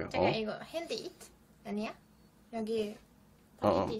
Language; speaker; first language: Korean; non-native, learner; Turkish